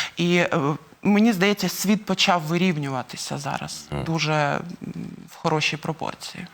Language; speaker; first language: Ukrainian; non-native, local second language; Russian